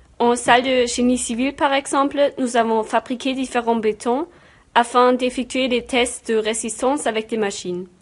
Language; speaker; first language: French; non-native, fluent; German